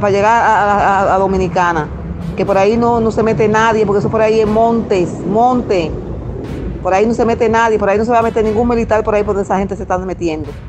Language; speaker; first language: Spanish; native; Spanish